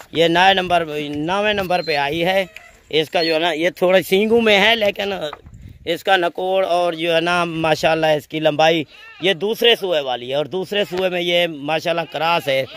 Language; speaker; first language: Urdu; non-native, local second language; Punjabi